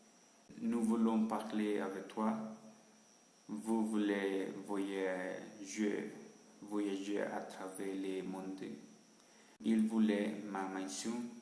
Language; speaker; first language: French; non-native, learner; Spanish